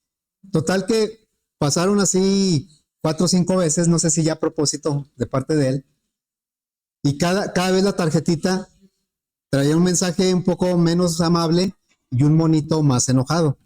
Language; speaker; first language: Spanish; native; Spanish